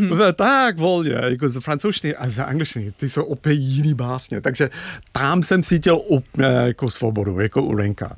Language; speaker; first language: Czech; non-native, fluent; English